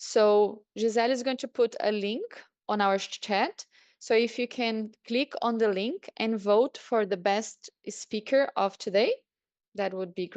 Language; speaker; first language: English; non-native, fluent; Portuguese